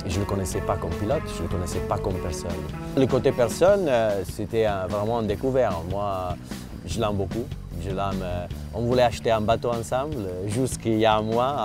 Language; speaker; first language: French; non-native, fluent; Italian